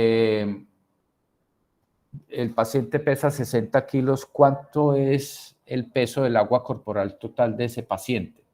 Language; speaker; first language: Spanish; native; Spanish